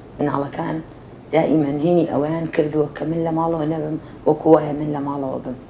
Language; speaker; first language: Central Kurdish; native; Central Kurdish